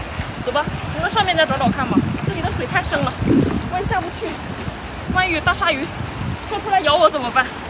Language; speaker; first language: Chinese; native; Chinese